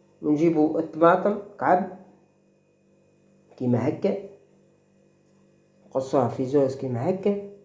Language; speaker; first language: Arabic; native; Arabic